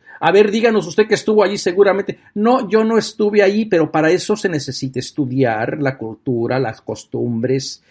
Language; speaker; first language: Spanish; native; Spanish